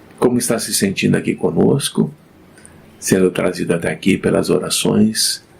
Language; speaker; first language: Portuguese; native; Portuguese